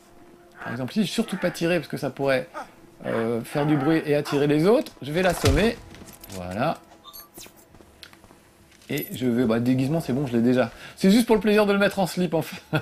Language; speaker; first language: French; native; French